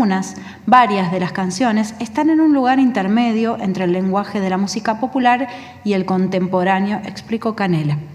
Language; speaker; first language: Spanish; native; Spanish